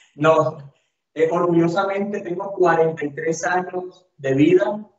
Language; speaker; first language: Spanish; native; Spanish